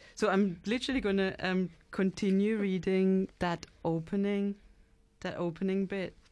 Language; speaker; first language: English; native; English